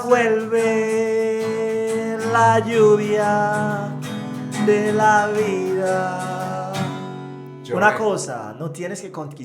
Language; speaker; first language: Spanish; non-native, fluent; English